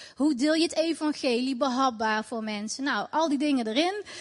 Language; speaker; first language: Dutch; native; Dutch